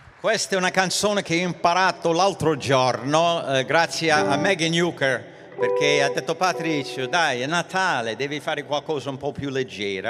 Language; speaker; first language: Italian; early bilingual, heritage; English